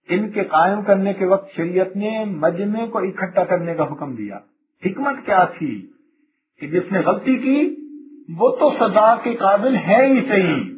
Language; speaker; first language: Urdu; non-native, local second language; Punjabi